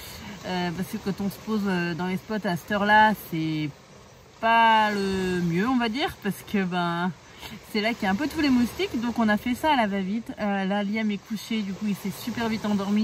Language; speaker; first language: French; native; French